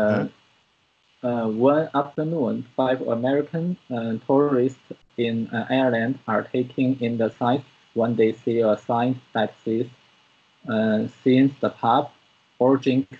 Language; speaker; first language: English; non-native, learner; Chinese